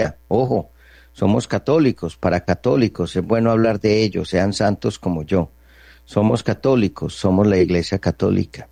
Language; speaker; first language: Spanish; native; Spanish